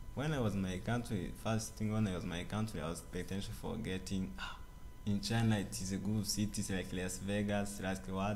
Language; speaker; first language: English; non-native, learner; Kinyarwanda